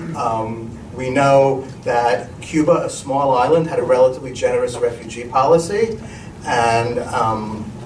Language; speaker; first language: English; native; English